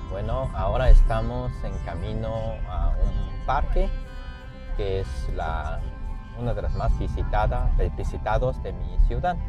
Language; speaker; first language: Spanish; non-native, fluent; Chinese